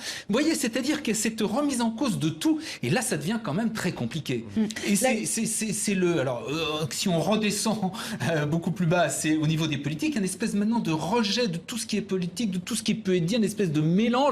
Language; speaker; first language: French; native; French